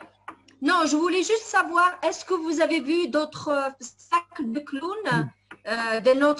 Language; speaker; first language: French; non-native, fluent; Italian